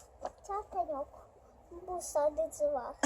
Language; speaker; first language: Turkish; non-native, learner; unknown